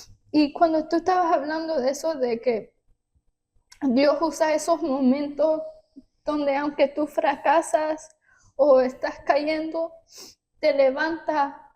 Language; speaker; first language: Spanish; early bilingual, heritage; Spanish